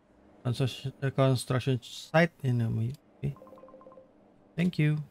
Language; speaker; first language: English; non-native, learner; Indonesian